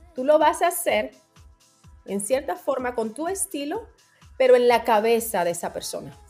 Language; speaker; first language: Spanish; native; Spanish